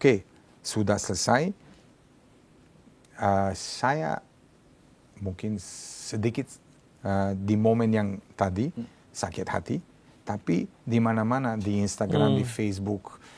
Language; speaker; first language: Indonesian; non-native, fluent; Serbian